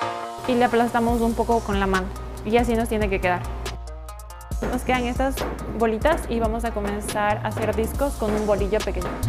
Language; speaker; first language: Spanish; native; Spanish